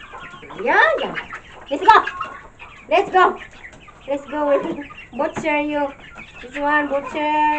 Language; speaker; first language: English; non-native, learner; Filipino